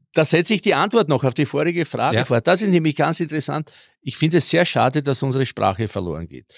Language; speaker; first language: German; early bilingual, other home language; Croatian